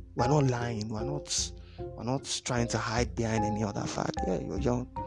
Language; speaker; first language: English; non-native, local second language; Yoruba